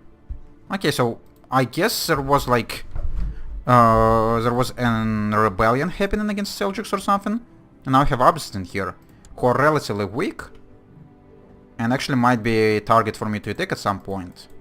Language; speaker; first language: English; non-native, fluent; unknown